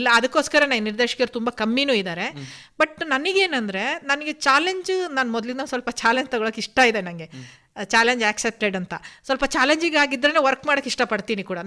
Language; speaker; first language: Kannada; non-native, local second language; Kodava